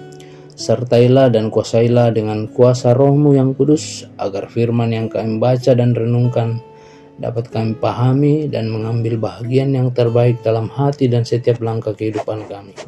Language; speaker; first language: Indonesian; native; Indonesian